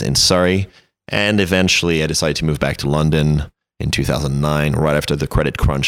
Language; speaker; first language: English; non-native, fluent; French